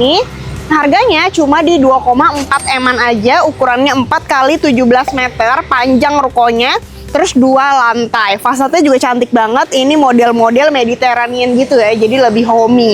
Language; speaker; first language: Indonesian; native; Indonesian